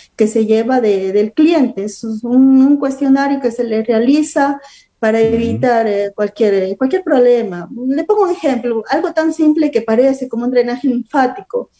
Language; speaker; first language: Spanish; native; Spanish